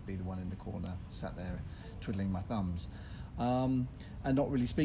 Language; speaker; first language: English; native; English